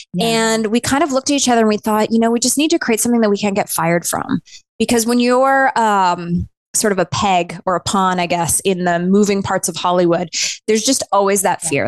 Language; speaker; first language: English; native; English